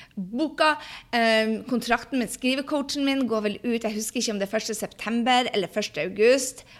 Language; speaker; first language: Norwegian; early bilingual, heritage; Norwegian